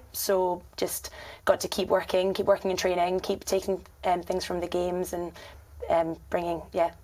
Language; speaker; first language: English; native; English